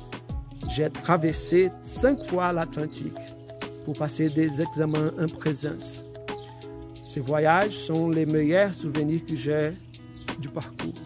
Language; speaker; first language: French; non-native, fluent; Portuguese